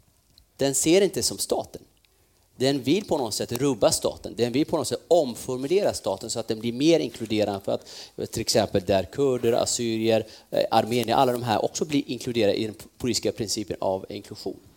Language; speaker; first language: Swedish; non-native, fluent; Kurdish